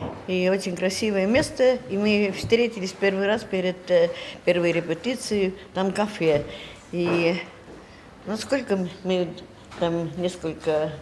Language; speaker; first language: Russian; non-native, learner; Estonian